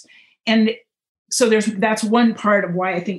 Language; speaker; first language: English; native; English